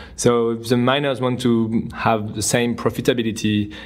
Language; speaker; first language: English; non-native, fluent; French